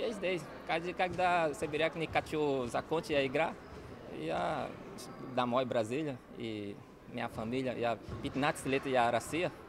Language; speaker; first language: Russian; non-native, learner; Portuguese